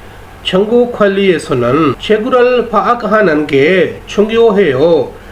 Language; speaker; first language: Korean; non-native, learner; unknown